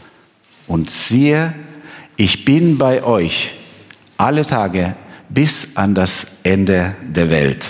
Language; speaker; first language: German; non-native, fluent; Albanian